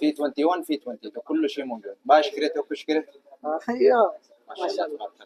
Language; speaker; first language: Arabic; non-native, learner; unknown